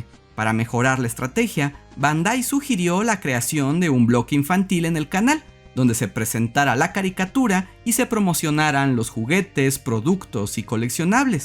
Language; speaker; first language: Spanish; native; Spanish